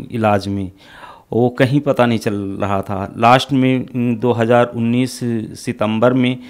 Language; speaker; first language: Hindi; native; Hindi